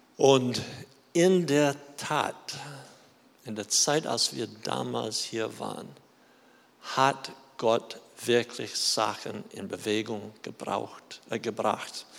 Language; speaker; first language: German; non-native, fluent; English